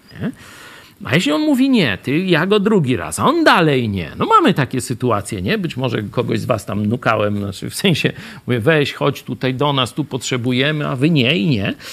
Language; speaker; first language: Polish; native; Polish